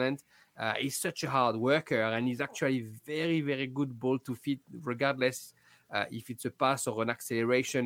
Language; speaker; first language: English; non-native, fluent; French